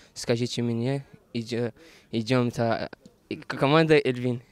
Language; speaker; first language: Russian; non-native, learner; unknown